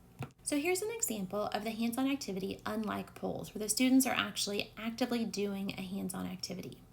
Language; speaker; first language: English; native; English